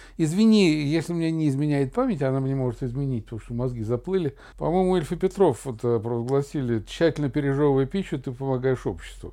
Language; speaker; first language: Russian; native; Russian